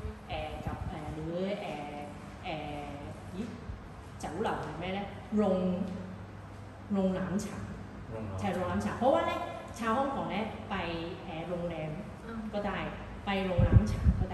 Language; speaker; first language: Thai; non-native, learner; Cantonese